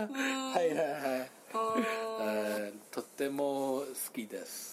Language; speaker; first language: Japanese; non-native, learner; Chinese